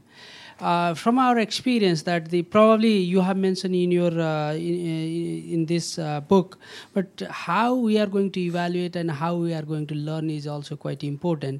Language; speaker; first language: English; non-native, local second language; Nepali